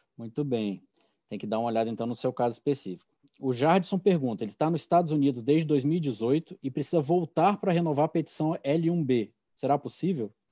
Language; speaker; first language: Portuguese; native; Portuguese